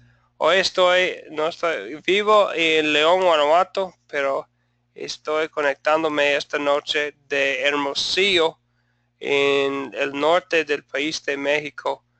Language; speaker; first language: Spanish; non-native, fluent; English